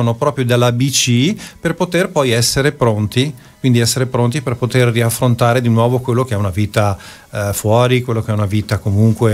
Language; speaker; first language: Italian; native; Italian